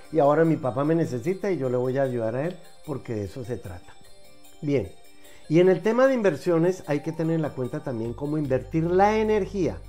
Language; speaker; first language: Spanish; native; Spanish